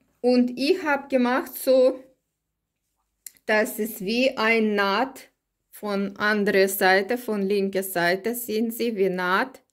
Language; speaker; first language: German; non-native, learner; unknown